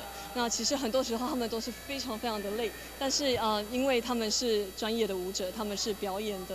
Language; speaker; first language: Chinese; native; Chinese